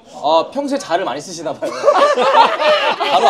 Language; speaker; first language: Korean; native; Korean